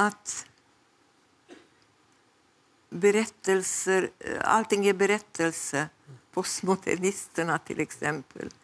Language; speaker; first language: Swedish; non-native, fluent; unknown